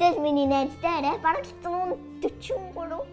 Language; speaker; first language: Mongolian; early bilingual, heritage; Mongolian